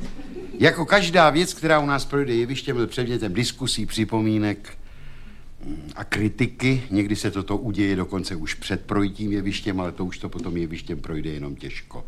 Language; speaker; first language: Czech; native; Czech